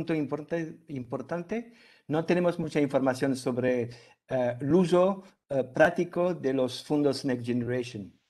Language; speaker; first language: Spanish; non-native, fluent; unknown